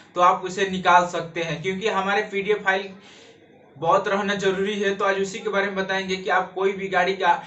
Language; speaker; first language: Hindi; native; Hindi